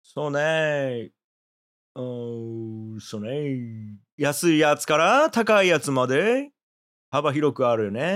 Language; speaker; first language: Japanese; native; Japanese